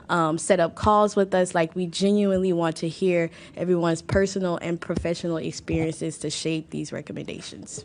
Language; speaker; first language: English; native; English